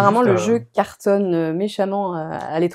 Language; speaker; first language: French; native; French